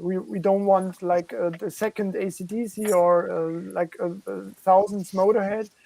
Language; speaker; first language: English; non-native, fluent; German